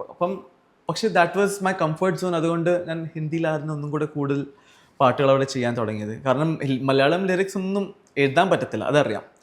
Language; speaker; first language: Malayalam; early bilingual, heritage; Malayalam